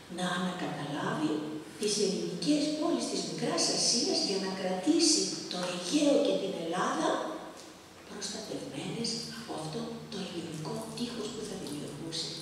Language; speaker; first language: Greek; early bilingual, heritage; Greek